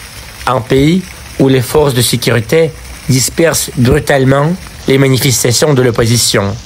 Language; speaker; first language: French; non-native, fluent; Russian